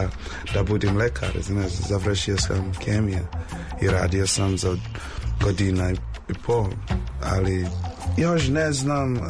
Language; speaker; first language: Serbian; non-native, learner; English